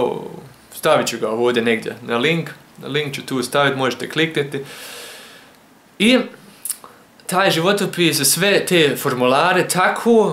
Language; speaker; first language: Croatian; early bilingual, heritage; Croatian